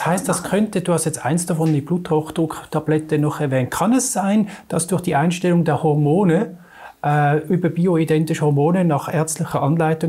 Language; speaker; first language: German; native; German